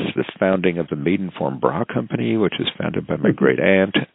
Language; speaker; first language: English; native; English